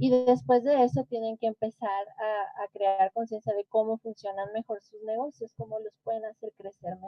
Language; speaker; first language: Spanish; native; Spanish